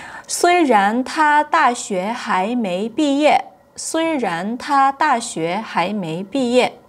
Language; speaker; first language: Chinese; non-native, fluent; Portuguese